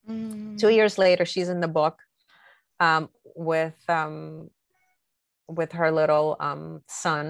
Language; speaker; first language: English; native; English